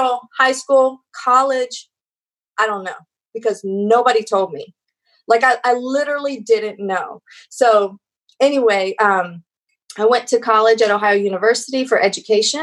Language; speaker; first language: English; native; English